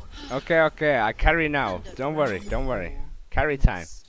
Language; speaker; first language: English; non-native, fluent; Finnish